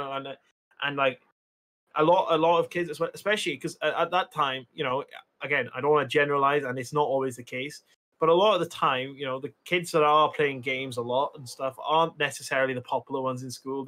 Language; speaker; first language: English; native; English